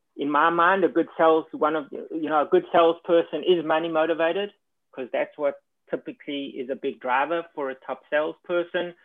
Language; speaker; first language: English; native; English